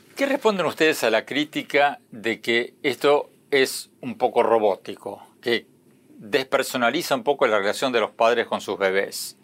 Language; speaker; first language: Spanish; native; Spanish